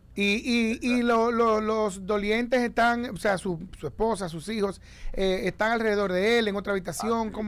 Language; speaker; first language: Spanish; native; Spanish